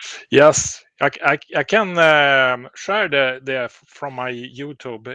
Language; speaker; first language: English; non-native, learner; Swedish